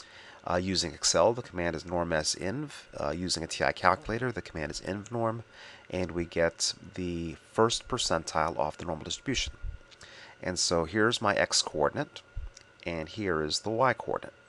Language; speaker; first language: English; native; English